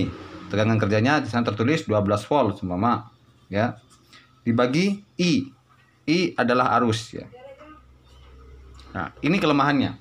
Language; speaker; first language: Indonesian; native; Indonesian